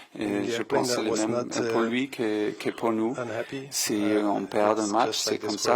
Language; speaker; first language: French; non-native, fluent; German